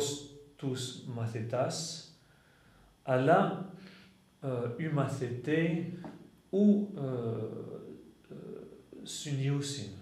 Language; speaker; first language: Greek; non-native, fluent; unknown